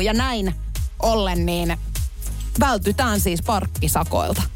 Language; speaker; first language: Finnish; native; Finnish